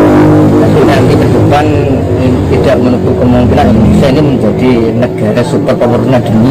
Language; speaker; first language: Indonesian; native; Indonesian